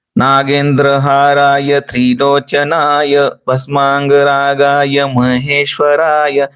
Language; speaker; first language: Hindi; non-native, local second language; Marathi